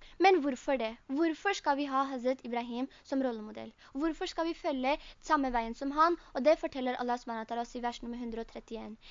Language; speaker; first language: Norwegian; early bilingual, other home language; Urdu